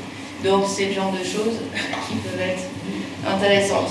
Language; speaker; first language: French; native; French